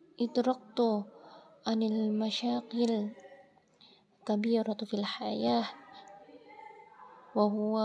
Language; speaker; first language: Arabic; non-native, learner; Indonesian